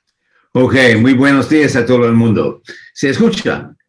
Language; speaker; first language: Spanish; non-native, fluent; English